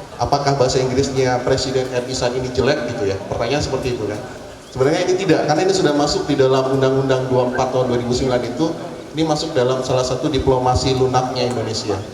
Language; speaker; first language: Indonesian; non-native, local second language; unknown